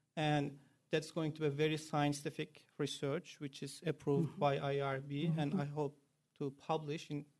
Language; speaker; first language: English; non-native, fluent; Turkish